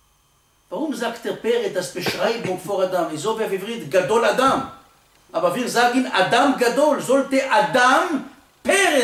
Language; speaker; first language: German; non-native, learner; Hebrew